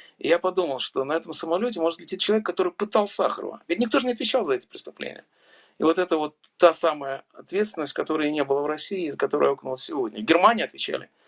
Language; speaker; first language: Russian; native; Russian